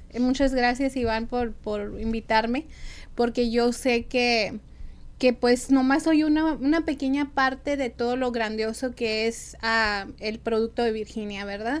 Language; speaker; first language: Spanish; native; Spanish